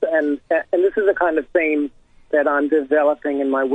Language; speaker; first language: English; native; English